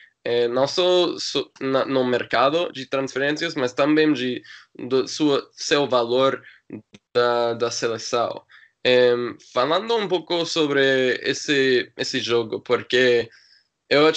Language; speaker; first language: Portuguese; non-native, learner; English